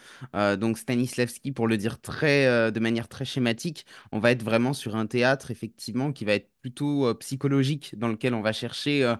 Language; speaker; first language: French; native; French